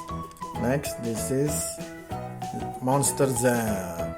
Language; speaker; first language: English; non-native, learner; Indonesian